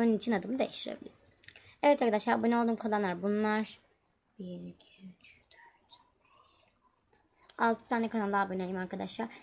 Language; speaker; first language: Turkish; native; Turkish